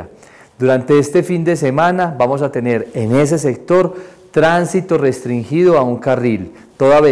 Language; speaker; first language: Spanish; native; Spanish